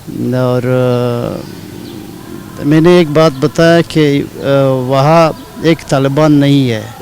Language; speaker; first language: Hindi; non-native, learner; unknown